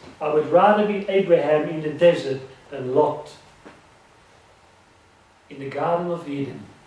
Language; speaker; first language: English; non-native, local second language; Afrikaans